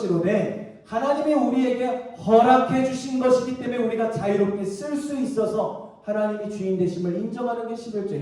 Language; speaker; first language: Korean; native; Korean